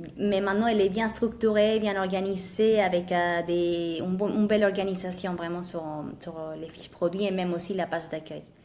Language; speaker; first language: French; non-native, fluent; Spanish